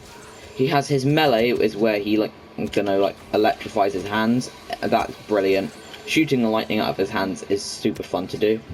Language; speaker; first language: English; native; English